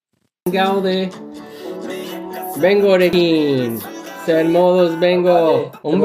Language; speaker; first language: Basque; non-native, learner; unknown